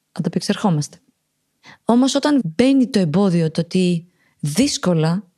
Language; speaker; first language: Greek; early bilingual, other home language; Romanian